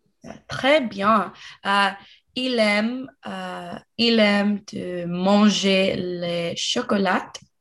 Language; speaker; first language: French; non-native, learner; English